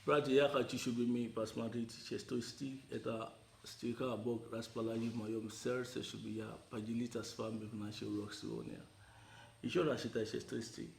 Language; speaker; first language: Russian; non-native, learner; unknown